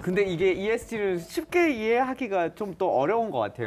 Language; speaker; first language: Korean; native; Korean